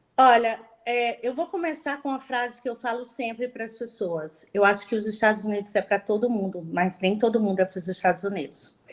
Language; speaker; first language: Portuguese; native; Portuguese